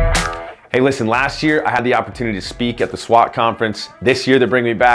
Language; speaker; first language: English; native; English